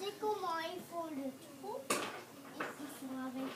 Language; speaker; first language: French; non-native, learner; English